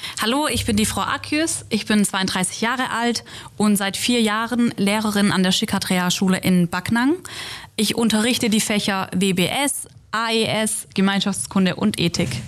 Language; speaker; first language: German; native; German